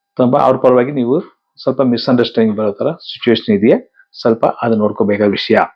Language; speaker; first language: Kannada; non-native, local second language; Tamil